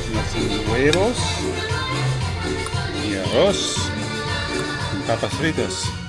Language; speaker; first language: Spanish; non-native, learner; English